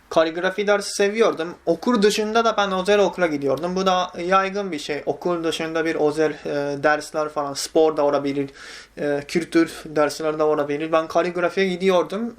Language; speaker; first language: Turkish; non-native, fluent; Japanese